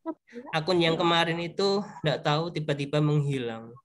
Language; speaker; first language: Indonesian; native; Indonesian